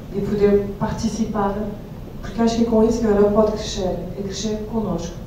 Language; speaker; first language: Portuguese; non-native, fluent; French